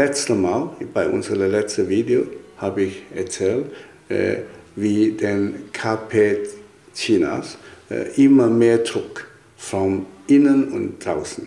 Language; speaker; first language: German; non-native, fluent; Chinese